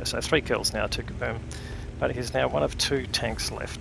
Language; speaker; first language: English; native; English